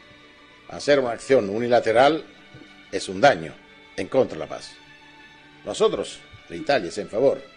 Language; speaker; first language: Spanish; non-native, fluent; Italian